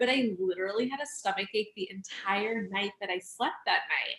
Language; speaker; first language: English; native; English